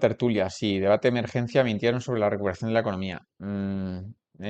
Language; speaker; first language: Spanish; native; Spanish